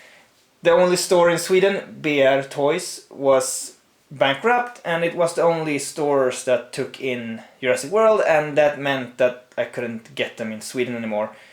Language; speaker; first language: English; non-native, fluent; Swedish